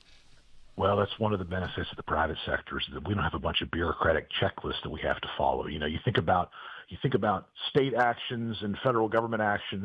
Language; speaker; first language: English; native; English